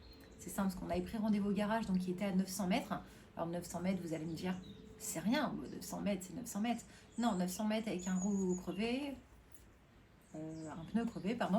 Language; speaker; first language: French; native; French